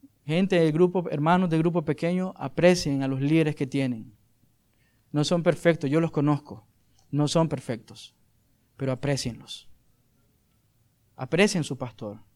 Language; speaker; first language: Spanish; native; Spanish